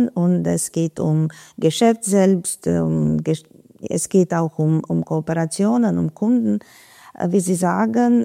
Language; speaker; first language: German; non-native, fluent; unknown